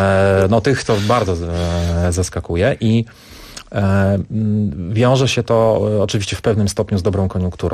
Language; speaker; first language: Polish; native; Polish